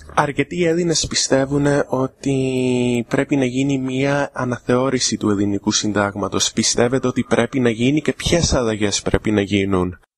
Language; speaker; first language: Greek; early bilingual, heritage; Greek